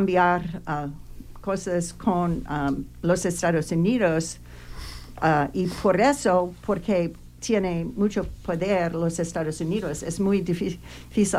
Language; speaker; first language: Spanish; non-native, learner; English